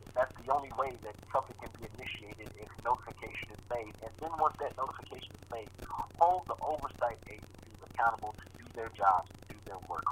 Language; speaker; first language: English; native; English